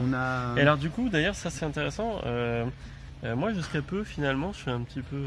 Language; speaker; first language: French; native; French